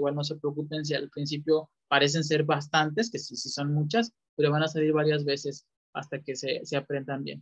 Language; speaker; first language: Spanish; native; Spanish